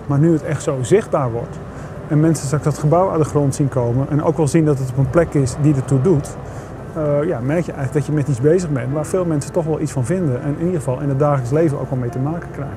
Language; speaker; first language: Dutch; native; Dutch